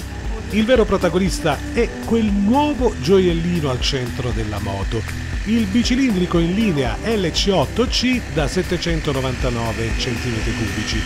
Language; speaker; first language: Italian; native; Italian